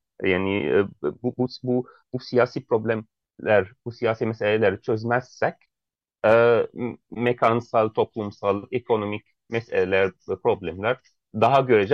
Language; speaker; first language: Turkish; non-native, fluent; Arabic